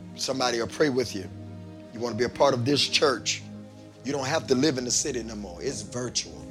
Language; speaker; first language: English; native; English